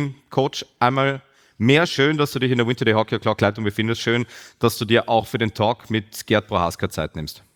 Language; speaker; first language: German; native; German